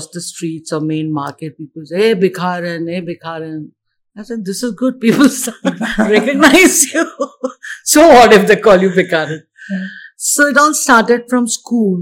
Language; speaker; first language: English; non-native, local second language; Gujarati